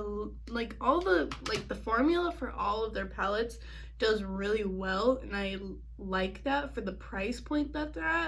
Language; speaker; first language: English; native; English